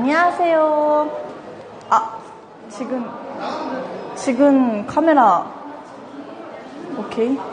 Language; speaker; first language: Korean; non-native, learner; Japanese